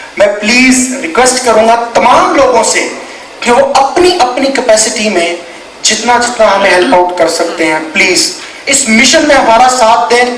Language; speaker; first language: Urdu; non-native, local second language; Punjabi